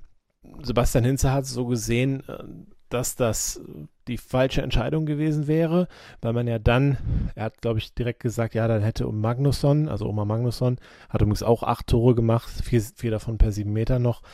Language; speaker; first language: German; native; German